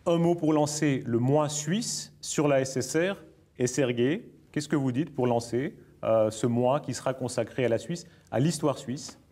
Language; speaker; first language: French; native; French